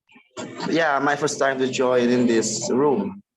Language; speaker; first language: English; non-native, learner; Indonesian